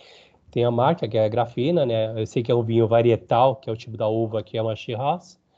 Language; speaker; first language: Portuguese; native; Portuguese